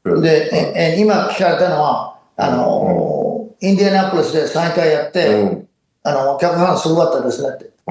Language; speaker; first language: Japanese; non-native, fluent; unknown